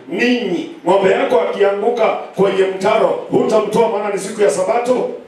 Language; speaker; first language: Swahili; non-native, local second language; Kamba